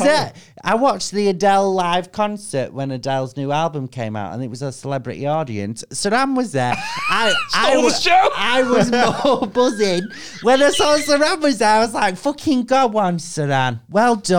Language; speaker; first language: English; native; English